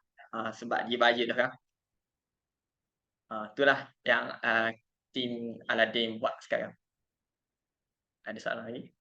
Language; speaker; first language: Malay; native; Malay